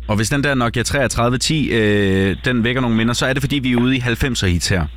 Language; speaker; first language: Danish; native; Danish